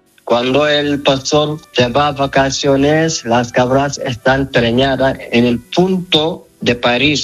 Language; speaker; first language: Spanish; non-native, learner; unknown